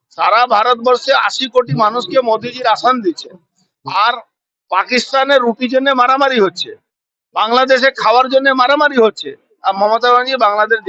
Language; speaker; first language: Bangla; non-native, local second language; Hindi